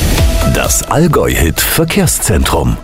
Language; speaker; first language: German; native; German